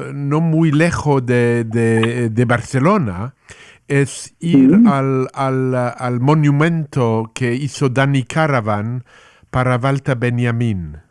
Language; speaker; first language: Spanish; non-native, learner; English